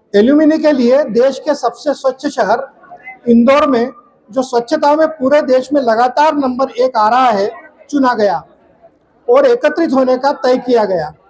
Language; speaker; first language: Hindi; non-native, local second language; Marathi